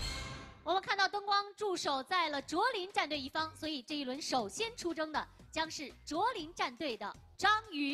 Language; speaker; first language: Chinese; native; Chinese